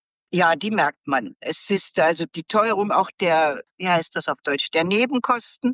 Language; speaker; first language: German; native; German